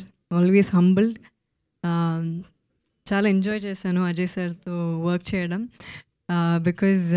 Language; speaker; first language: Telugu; non-native, fluent; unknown